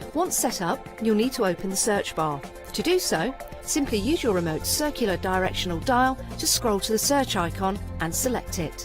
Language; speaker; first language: English; native; English